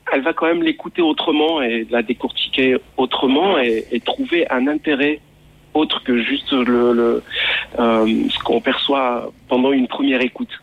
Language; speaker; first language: French; non-native, local second language; Arabic